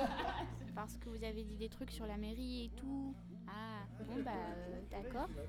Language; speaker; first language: French; native; French